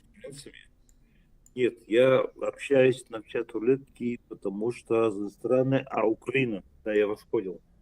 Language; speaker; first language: Russian; native; Russian